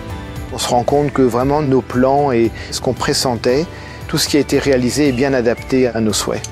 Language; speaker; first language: French; native; French